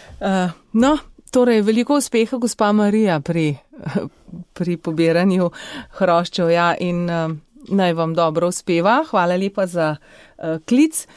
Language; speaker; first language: Slovenian; native; Slovenian